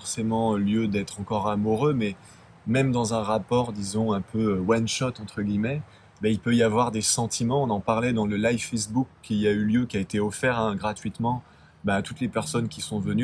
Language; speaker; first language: French; native; French